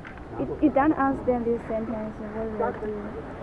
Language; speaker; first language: English; non-native, learner; Chinese